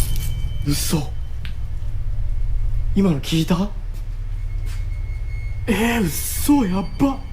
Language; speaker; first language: Japanese; native; Japanese